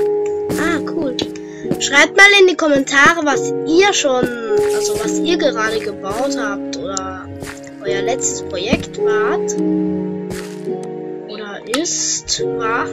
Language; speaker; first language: German; native; German